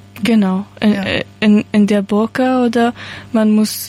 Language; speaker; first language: German; non-native, learner; Persian